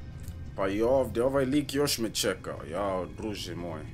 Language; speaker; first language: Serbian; early bilingual, heritage; English